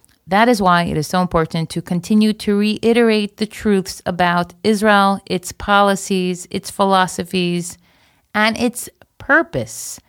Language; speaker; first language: English; native; English